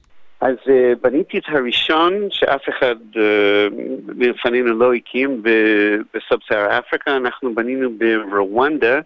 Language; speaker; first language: Hebrew; non-native, fluent; English